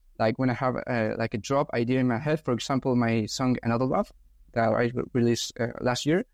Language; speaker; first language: English; non-native, fluent; Spanish